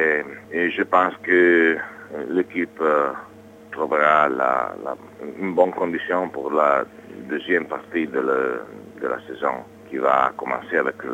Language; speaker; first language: French; non-native, learner; Italian